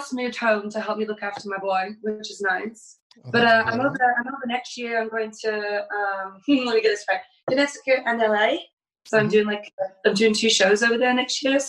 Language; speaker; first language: English; native; English